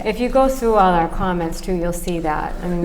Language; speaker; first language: English; native; English